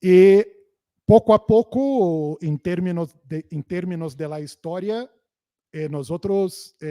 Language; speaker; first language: Spanish; non-native, fluent; Portuguese